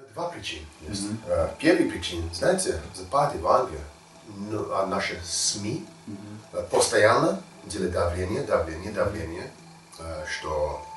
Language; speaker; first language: Russian; non-native, learner; English